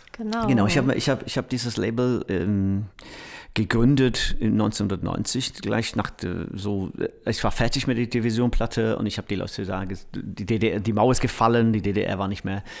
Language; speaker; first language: German; non-native, fluent; English